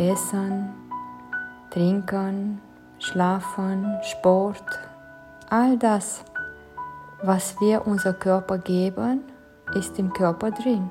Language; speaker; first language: German; non-native, fluent; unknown